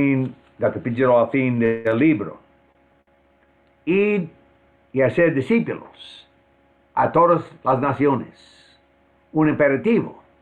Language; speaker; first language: Spanish; non-native, fluent; English